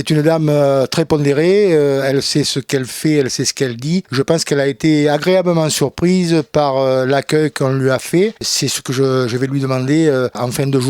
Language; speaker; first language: French; native; French